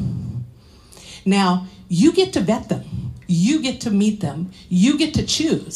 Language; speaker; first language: English; native; English